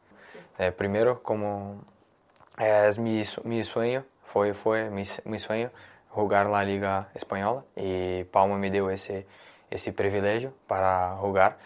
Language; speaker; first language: Spanish; non-native, learner; Portuguese